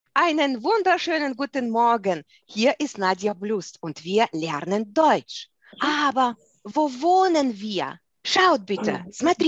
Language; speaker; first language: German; non-native, fluent; Russian